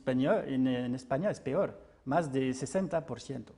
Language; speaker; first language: Spanish; non-native, fluent; French